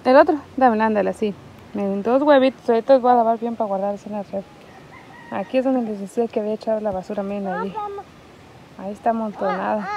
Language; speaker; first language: Spanish; native; Spanish